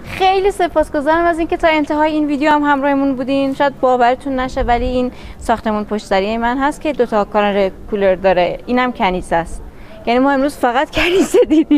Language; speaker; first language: Persian; native; Persian